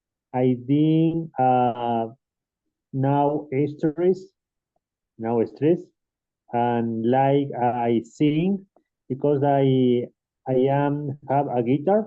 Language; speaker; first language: English; non-native, learner; Spanish